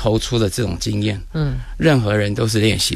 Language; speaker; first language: Chinese; native; Chinese